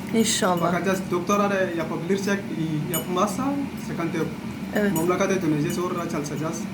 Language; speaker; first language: Turkish; non-native, learner; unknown